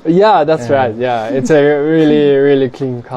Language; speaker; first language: English; non-native, fluent; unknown